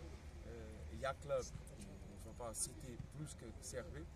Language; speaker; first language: French; non-native, fluent; Portuguese